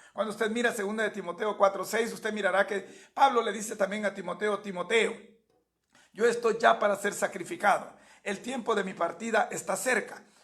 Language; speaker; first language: Spanish; native; Spanish